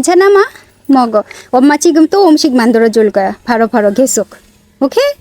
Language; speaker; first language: Korean; non-native, learner; Bangla